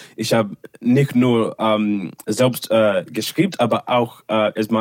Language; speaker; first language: German; non-native, learner; English